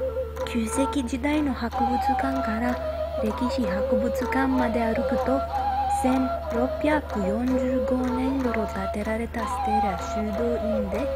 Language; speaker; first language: Japanese; non-native, learner; Romanian